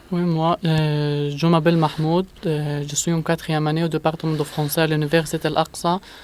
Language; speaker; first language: French; non-native, learner; Arabic